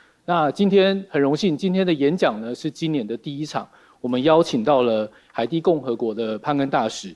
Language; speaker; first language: Chinese; native; Chinese